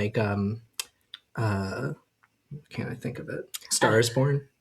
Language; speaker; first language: English; native; English